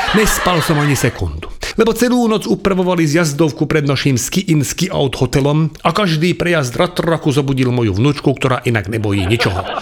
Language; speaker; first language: Slovak; non-native, local second language; Hungarian